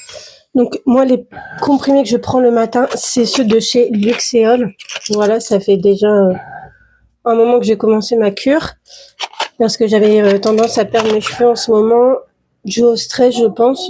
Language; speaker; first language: French; native; French